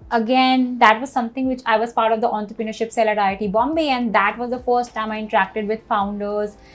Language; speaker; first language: English; non-native, local second language; Hindi